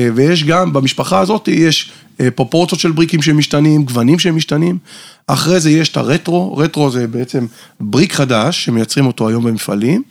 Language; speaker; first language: Hebrew; native; Hebrew